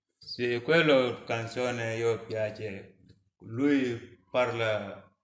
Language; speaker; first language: Italian; non-native, learner; Mandingo